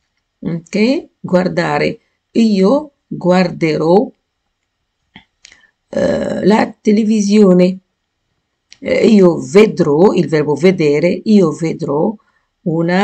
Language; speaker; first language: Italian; non-native, fluent; Arabic